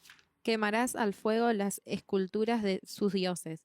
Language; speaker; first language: Spanish; native; Spanish